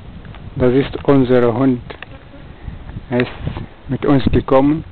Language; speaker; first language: German; non-native, learner; Arabic